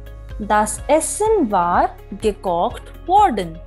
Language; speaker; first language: German; non-native, fluent; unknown